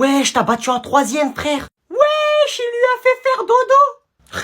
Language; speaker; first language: French; native; French